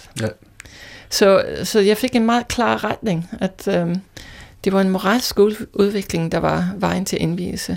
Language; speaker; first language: Danish; non-native, fluent; English